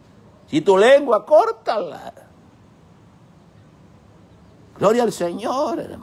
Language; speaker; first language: Spanish; native; Spanish